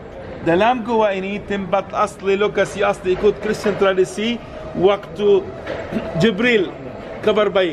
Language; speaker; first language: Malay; non-native, learner; Arabic